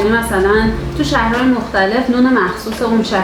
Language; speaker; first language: Persian; native; Persian